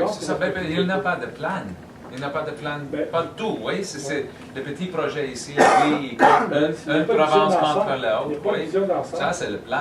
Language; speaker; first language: French; non-native, learner; English